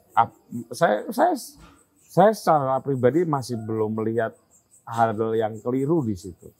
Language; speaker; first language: Indonesian; native; Indonesian